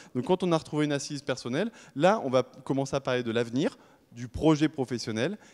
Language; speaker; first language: French; native; French